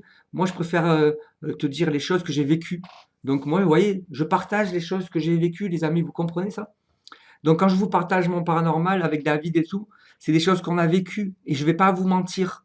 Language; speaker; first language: French; native; French